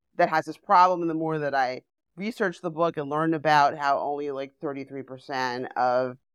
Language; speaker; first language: English; native; English